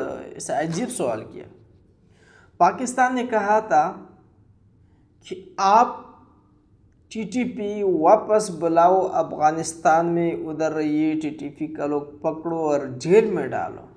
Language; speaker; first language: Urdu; non-native, local second language; Pashto